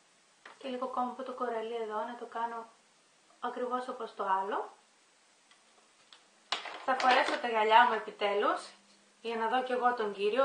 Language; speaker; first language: Greek; native; Greek